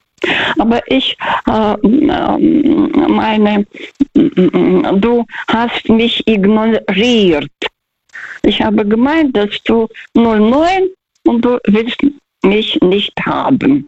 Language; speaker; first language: German; non-native, learner; Russian